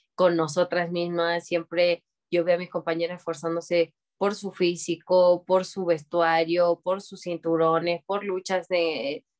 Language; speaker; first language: Spanish; native; Spanish